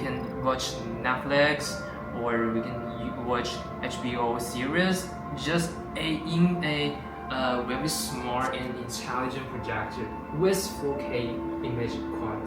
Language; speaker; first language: English; non-native, learner; Chinese